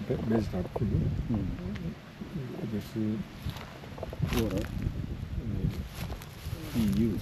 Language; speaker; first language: English; non-native, learner; Japanese